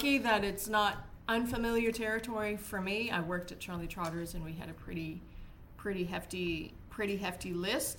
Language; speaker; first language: English; native; English